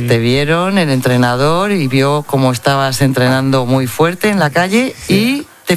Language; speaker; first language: Spanish; native; Spanish